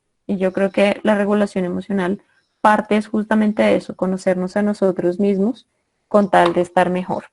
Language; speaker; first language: Spanish; native; Spanish